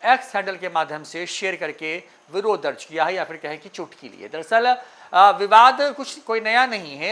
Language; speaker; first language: Hindi; native; Hindi